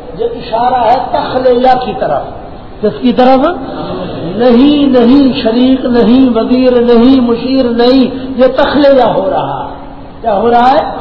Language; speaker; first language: Urdu; non-native, local second language; Punjabi